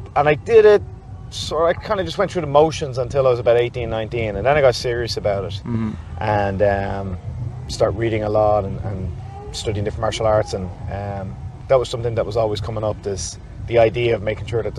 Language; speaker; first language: English; native; English